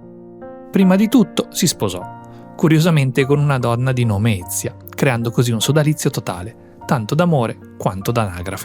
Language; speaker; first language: Italian; native; Italian